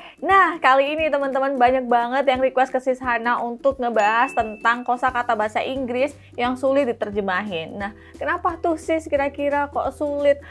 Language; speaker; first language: Indonesian; native; Indonesian